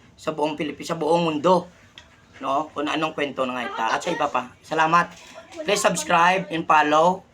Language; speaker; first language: Filipino; non-native, local second language; Hiligaynon